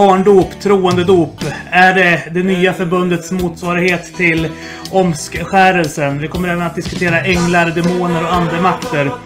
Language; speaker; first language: Swedish; native; Swedish